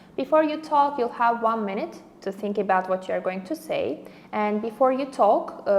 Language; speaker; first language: English; non-native, fluent; Azerbaijani